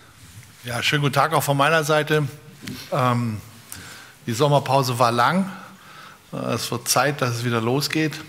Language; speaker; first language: German; native; German